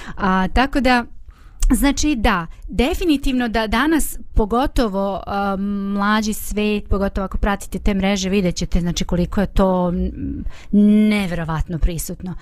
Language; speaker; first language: Bosnian; native; Bosnian